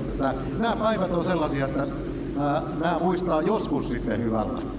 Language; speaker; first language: Finnish; native; Finnish